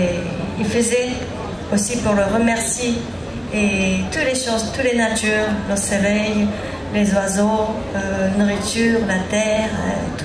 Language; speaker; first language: French; non-native, learner; Japanese